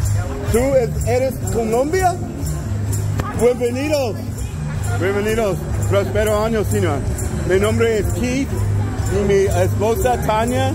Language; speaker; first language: Spanish; non-native, learner; English